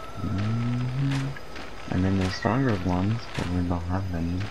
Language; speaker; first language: English; native; English